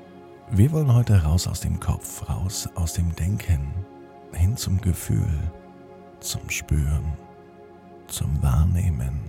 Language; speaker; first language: German; native; German